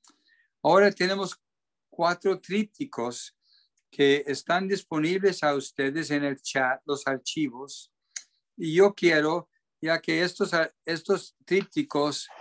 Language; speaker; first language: Spanish; non-native, fluent; English